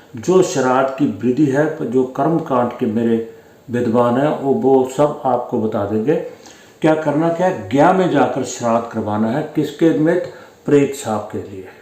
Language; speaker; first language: Hindi; non-native, local second language; Punjabi